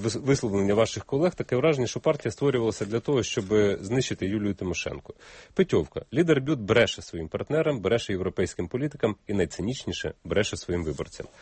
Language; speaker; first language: Ukrainian; native; Ukrainian